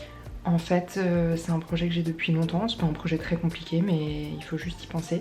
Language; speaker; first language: French; native; French